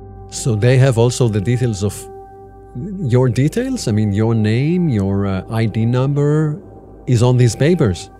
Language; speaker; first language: English; non-native, fluent; Hebrew